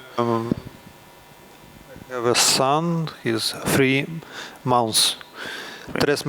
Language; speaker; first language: English; non-native, learner; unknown